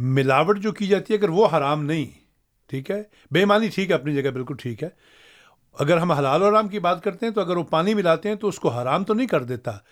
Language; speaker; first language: Urdu; native; Urdu